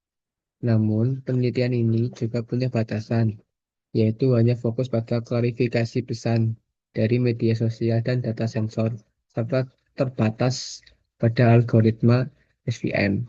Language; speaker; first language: Indonesian; native; Indonesian